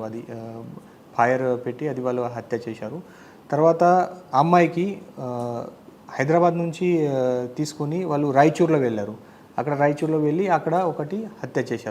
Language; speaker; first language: Telugu; non-native, fluent; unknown